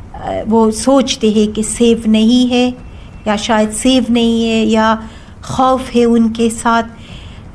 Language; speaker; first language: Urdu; non-native, learner; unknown